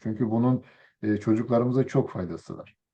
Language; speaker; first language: Turkish; early bilingual, other home language; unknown